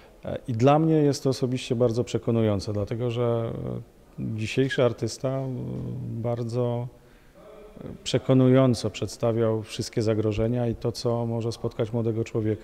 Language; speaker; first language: Polish; native; Polish